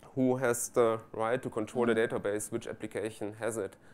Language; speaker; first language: English; non-native, fluent; German